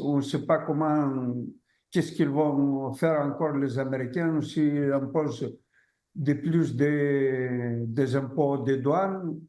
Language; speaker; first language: French; non-native, fluent; Greek